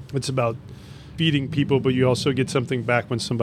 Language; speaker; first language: English; native; English